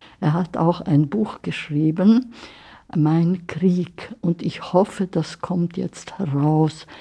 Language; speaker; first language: German; early bilingual, heritage; German